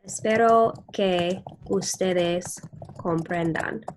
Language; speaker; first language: Spanish; non-native, fluent; English